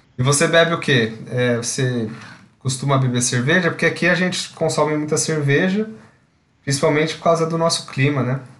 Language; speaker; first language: Portuguese; native; Portuguese